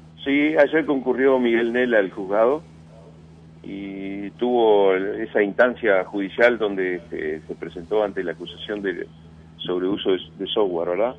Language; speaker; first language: Spanish; native; Spanish